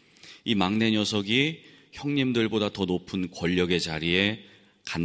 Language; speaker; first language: Korean; native; Korean